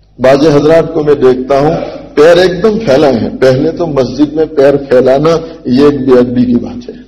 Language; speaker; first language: Urdu; non-native, local second language; Gujarati